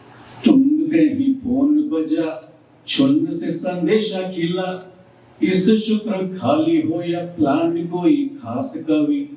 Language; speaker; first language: Hindi; native; Hindi